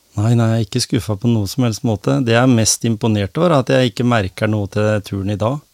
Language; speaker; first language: Norwegian; native; Norwegian